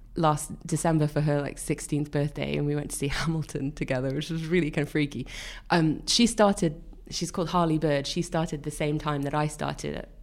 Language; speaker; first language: English; native; English